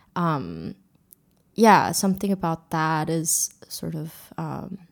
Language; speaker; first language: English; early bilingual, other home language; Korean